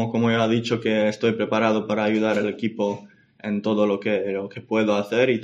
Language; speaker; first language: Spanish; non-native, fluent; English